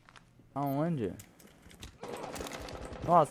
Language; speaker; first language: Portuguese; native; Portuguese